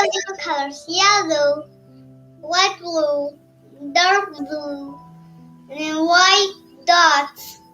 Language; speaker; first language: English; non-native, learner; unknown